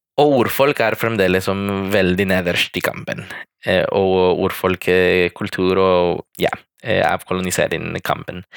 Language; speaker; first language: Norwegian; non-native, fluent; Spanish